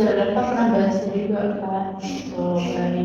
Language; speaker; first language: Indonesian; native; Indonesian